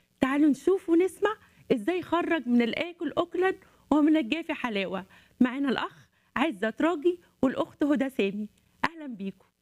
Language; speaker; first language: Arabic; native; Arabic